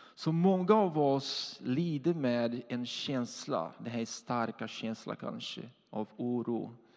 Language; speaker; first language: Swedish; non-native, fluent; Portuguese